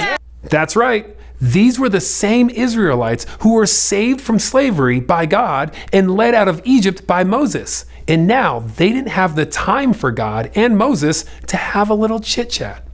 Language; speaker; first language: English; native; English